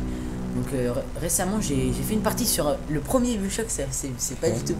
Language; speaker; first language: French; native; French